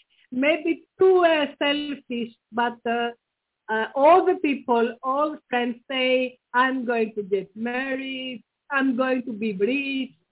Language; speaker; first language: English; non-native, fluent; Greek